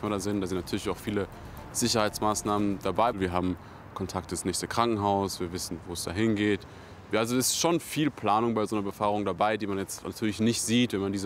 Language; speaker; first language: German; native; German